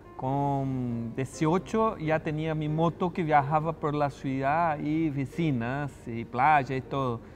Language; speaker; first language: Spanish; non-native, fluent; Portuguese